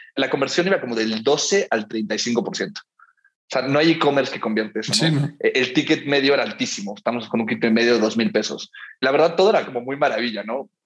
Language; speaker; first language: Spanish; early bilingual, heritage; Spanish